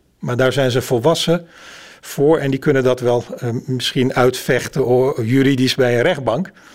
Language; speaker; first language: Dutch; native; Dutch